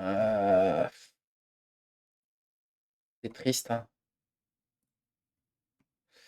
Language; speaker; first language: French; native; French